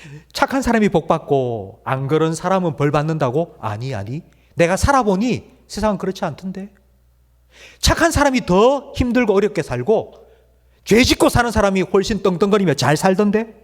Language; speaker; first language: Korean; native; Korean